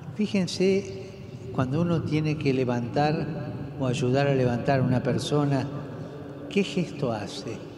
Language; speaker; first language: Spanish; native; Spanish